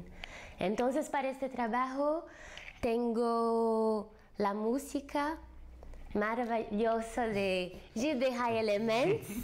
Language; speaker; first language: Spanish; non-native, fluent; Portuguese